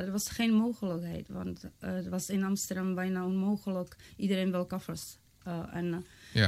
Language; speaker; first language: Dutch; non-native, fluent; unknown